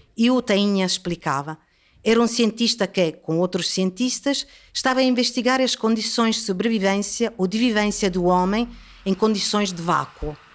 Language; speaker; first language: Portuguese; non-native, fluent; Italian